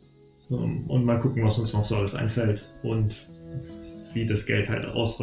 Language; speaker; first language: German; native; German